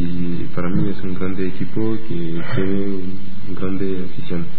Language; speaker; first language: Spanish; non-native, learner; French